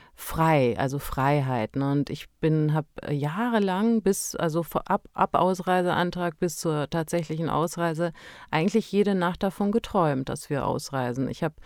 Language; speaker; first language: German; early bilingual, other home language; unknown